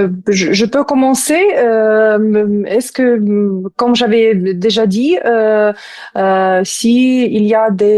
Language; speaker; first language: French; non-native, fluent; Ukrainian